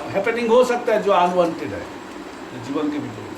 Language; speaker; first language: Hindi; non-native, local second language; Bangla